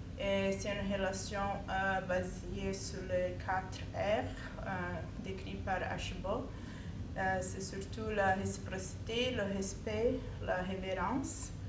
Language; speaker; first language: French; non-native, fluent; Portuguese